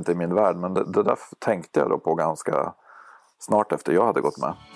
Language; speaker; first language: Swedish; native; Swedish